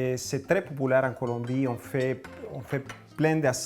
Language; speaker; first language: French; non-native, fluent; Spanish